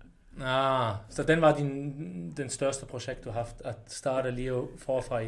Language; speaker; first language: Danish; non-native, fluent; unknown